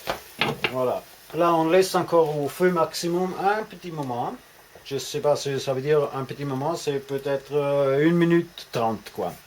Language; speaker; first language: French; non-native, fluent; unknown